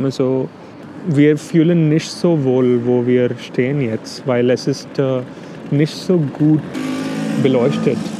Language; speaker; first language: German; non-native, fluent; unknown